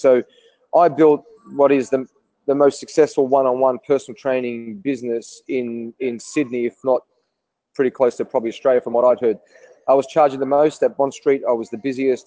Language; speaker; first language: English; native; English